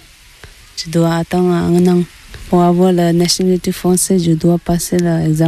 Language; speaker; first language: French; non-native, learner; Tibetan